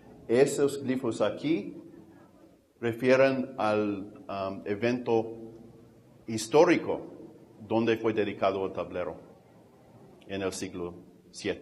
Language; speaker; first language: Spanish; non-native, fluent; English